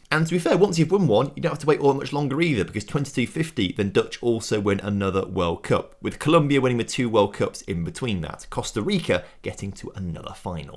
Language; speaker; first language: English; native; English